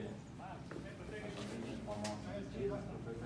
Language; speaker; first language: Italian; non-native, learner; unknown